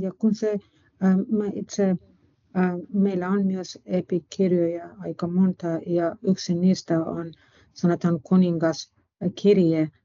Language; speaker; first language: Finnish; non-native, fluent; Persian